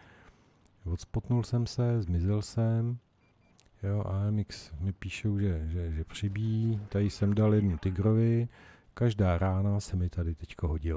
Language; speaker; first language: Czech; native; Czech